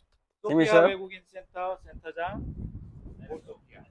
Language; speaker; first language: Korean; native; Korean